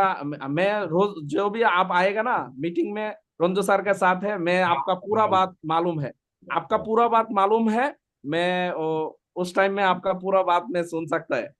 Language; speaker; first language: Hindi; non-native, learner; Bangla